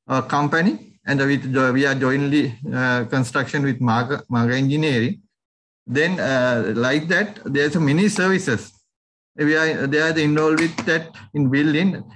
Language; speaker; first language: English; non-native, local second language; Sinhala